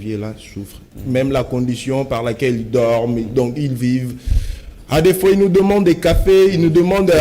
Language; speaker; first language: French; non-native, local second language; Lingala